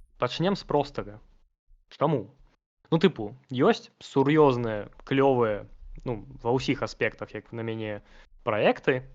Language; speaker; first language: Belarusian; non-native, local second language; Russian